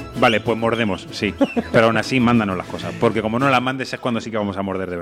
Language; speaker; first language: Spanish; native; Spanish